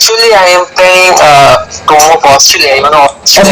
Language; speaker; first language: English; non-native, learner; Bangla